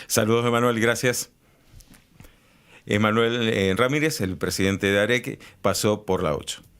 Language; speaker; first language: Spanish; native; Spanish